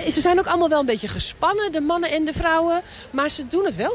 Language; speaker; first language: Dutch; native; Dutch